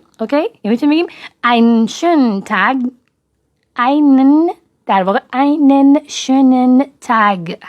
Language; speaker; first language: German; non-native, fluent; Persian